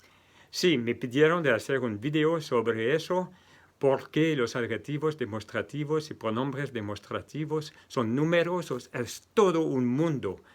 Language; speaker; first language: Spanish; non-native, fluent; French